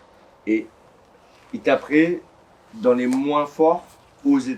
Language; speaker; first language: French; native; French